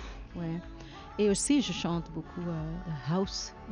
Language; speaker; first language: French; non-native, learner; Dutch